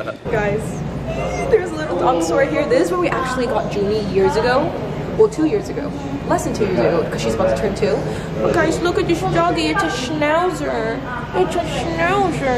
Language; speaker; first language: English; early bilingual, other home language; Spanish